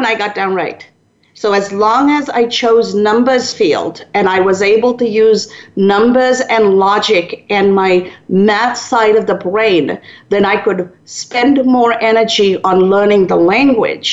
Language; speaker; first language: English; non-native, local second language; Tamil